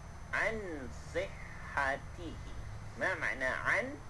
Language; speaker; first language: Arabic; non-native, fluent; Malay